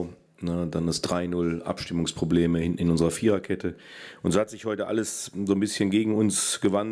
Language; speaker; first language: German; native; German